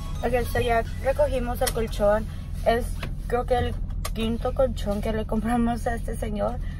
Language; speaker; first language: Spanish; early bilingual, other home language; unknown